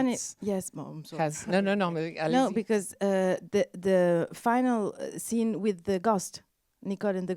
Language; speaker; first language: English; non-native, learner; French